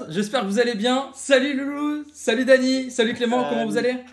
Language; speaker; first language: French; native; French